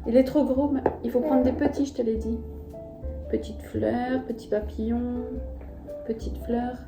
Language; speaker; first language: French; native; French